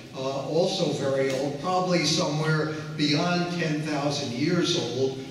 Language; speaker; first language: English; native; English